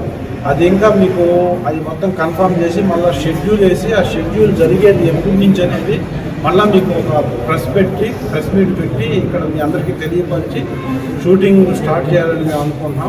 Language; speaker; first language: Telugu; native; Telugu